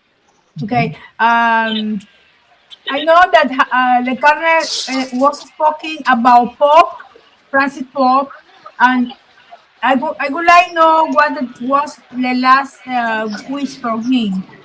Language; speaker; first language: English; non-native, learner; Spanish